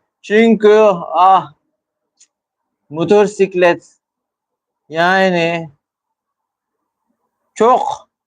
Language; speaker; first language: Turkish; non-native, learner; Filipino